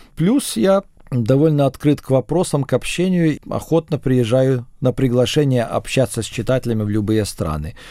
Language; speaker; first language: Russian; native; Russian